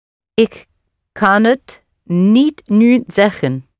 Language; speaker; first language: Dutch; non-native, learner; English